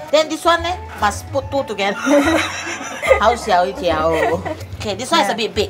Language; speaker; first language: English; non-native, local second language; Chinese